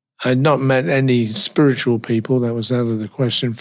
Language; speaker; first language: English; native; English